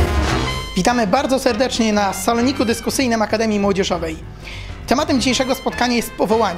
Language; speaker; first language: Polish; native; Polish